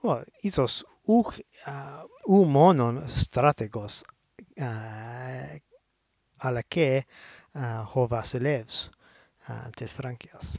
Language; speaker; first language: Greek; non-native, learner; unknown